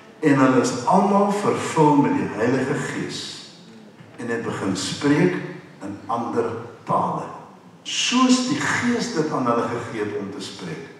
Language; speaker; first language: Afrikaans; non-native, local second language; English